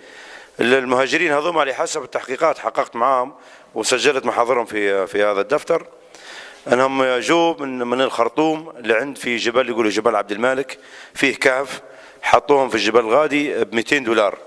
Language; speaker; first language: Arabic; native; Arabic